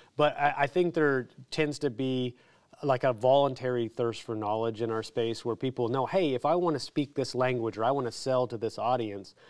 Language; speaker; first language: English; native; English